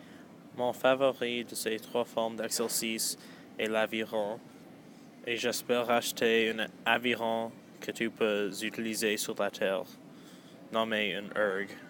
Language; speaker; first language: French; non-native, local second language; English